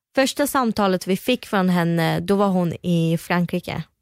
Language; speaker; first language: Swedish; early bilingual, other home language; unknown